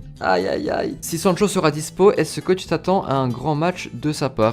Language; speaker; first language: French; native; French